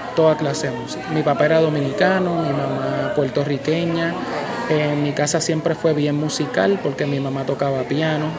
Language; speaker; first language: Spanish; native; Spanish